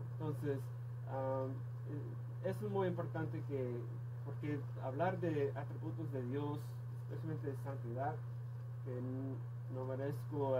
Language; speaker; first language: Spanish; non-native, fluent; English